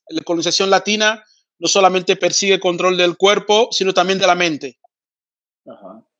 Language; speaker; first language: Spanish; early bilingual, other home language; Fang